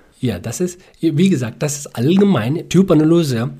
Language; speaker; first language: German; non-native, learner; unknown